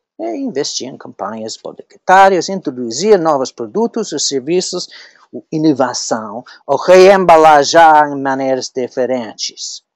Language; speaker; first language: Portuguese; non-native, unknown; English